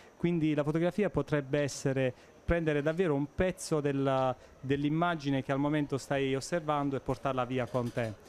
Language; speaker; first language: Italian; native; Italian